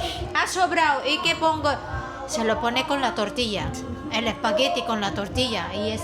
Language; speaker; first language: Spanish; non-native, fluent; Filipino